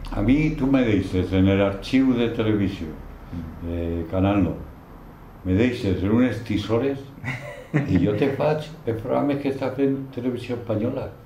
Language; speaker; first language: Catalan; non-native, local second language; Spanish